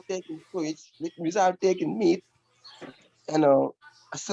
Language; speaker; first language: English; non-native, learner; French